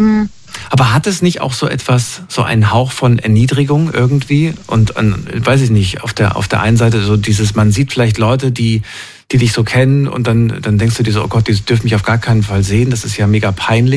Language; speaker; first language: German; native; German